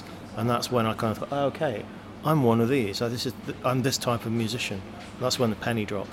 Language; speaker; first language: English; native; English